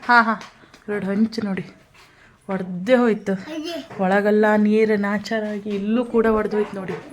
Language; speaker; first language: Kannada; native; Kannada